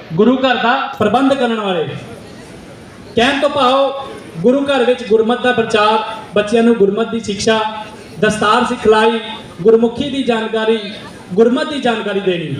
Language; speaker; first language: Hindi; non-native, local second language; Punjabi